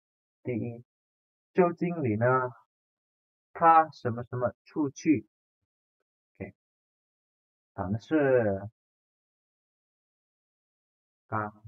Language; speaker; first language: Chinese; non-native, fluent; Indonesian